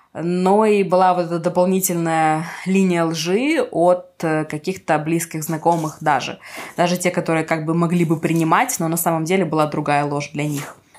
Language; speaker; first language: Russian; non-native, local second language; Ukrainian